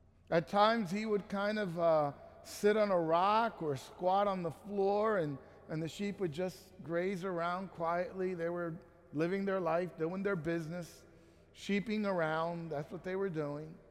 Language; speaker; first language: English; native; English